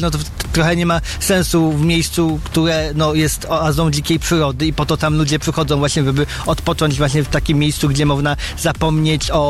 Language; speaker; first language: Polish; native; Polish